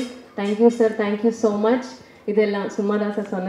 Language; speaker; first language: Tamil; non-native, learner; Malayalam